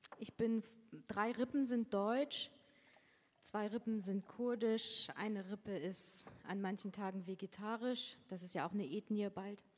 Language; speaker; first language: German; early bilingual, other home language; Kurdish